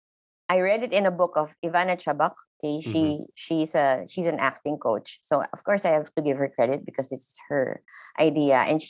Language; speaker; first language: English; non-native, local second language; Filipino